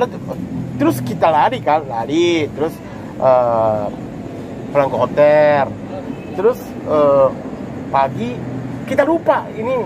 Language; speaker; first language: Indonesian; non-native, learner; Japanese